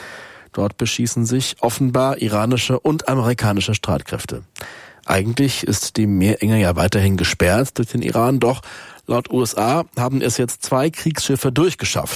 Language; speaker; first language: German; native; German